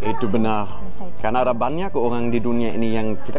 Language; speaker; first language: Indonesian; non-native, fluent; German